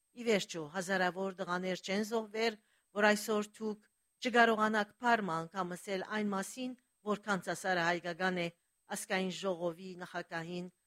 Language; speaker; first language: Armenian; early bilingual, heritage; Armenian